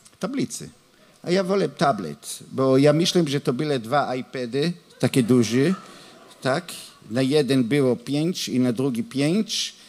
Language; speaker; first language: Polish; non-native, learner; Hebrew